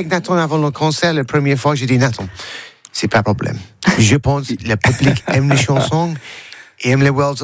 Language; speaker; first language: French; non-native, learner; English